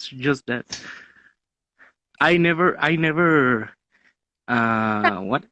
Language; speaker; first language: English; non-native, learner; Spanish